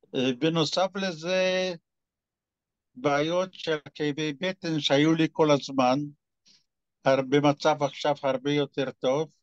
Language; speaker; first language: Hebrew; non-native, fluent; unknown